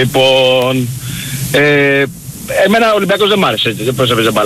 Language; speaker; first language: Greek; native; Greek